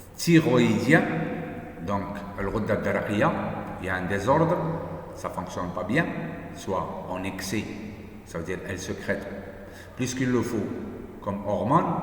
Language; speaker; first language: French; non-native, local second language; Arabic